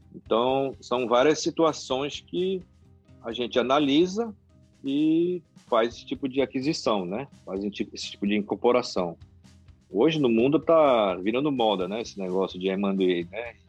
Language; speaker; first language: Portuguese; non-native, local second language; Japanese